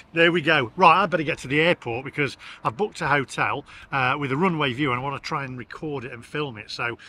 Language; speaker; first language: English; native; English